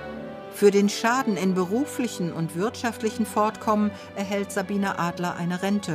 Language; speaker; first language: German; native; German